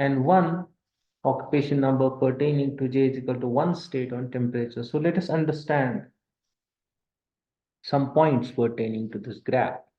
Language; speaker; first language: English; non-native, local second language; Kashmiri